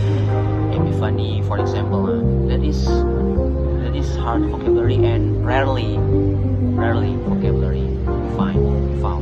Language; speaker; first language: English; non-native, learner; Indonesian